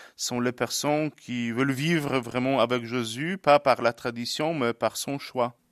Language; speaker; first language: French; non-native, fluent; Polish